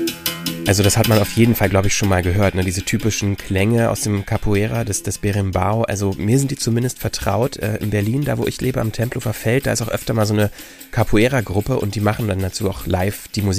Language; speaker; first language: German; native; German